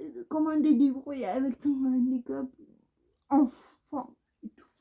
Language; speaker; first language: French; non-native, learner; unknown